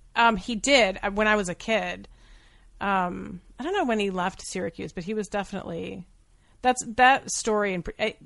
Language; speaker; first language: English; native; English